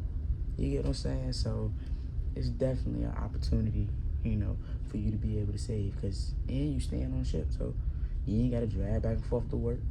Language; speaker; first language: English; native; English